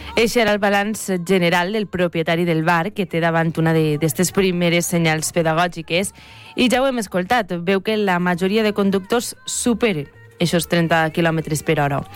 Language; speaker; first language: Catalan; native; Catalan